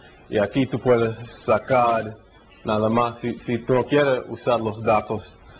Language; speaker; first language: Spanish; early bilingual, heritage; Spanish